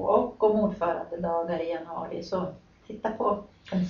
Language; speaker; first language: Swedish; native; Swedish